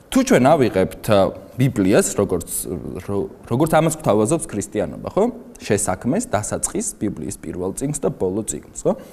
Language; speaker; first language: Georgian; native; Georgian